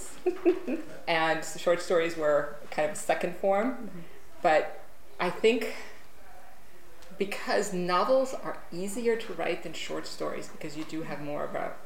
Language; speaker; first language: English; non-native, fluent; Romanian